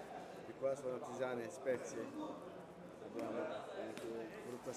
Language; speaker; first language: Italian; non-native, learner; Turkish